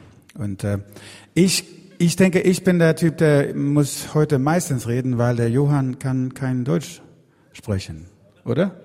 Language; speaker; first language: German; non-native, fluent; Swedish